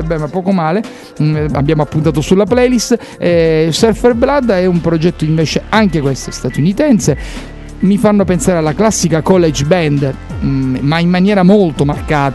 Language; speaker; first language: Italian; native; Italian